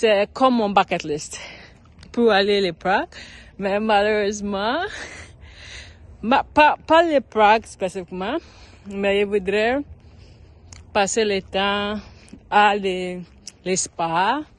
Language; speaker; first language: French; non-native, learner; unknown